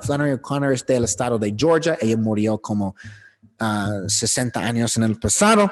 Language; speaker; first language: Spanish; non-native, learner; English